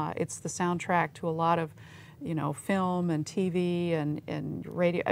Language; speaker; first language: English; native; English